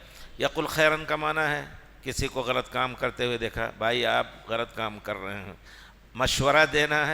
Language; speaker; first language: Urdu; native; Urdu